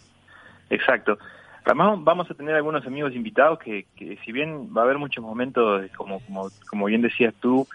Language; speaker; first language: Spanish; native; Spanish